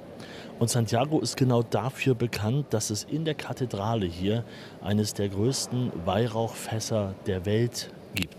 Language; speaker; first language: German; native; German